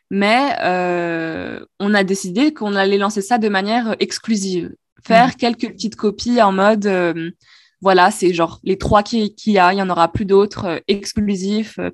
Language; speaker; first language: French; non-native, local second language; Arabic